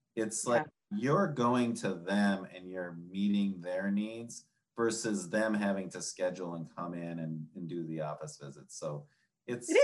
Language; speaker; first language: English; native; English